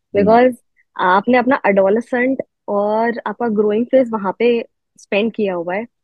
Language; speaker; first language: Hindi; non-native, local second language; Gujarati